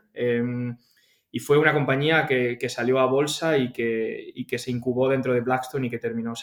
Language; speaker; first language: Spanish; native; Spanish